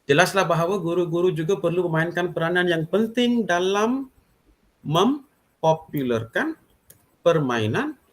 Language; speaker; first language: Malay; non-native, local second language; Tamil